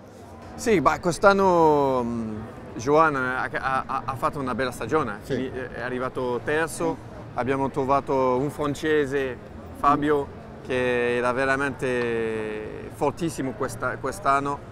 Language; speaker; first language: Italian; non-native, fluent; French